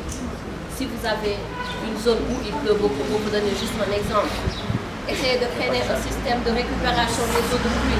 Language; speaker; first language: French; non-native, local second language; Wolof